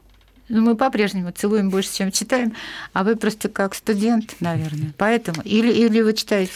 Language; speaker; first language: Russian; native; Russian